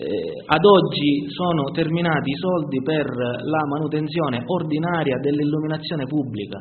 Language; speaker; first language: Italian; native; Italian